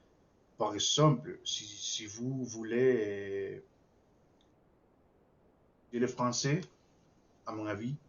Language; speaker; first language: French; non-native, fluent; Spanish